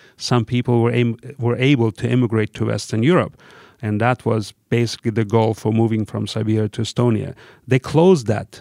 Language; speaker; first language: English; non-native, fluent; Russian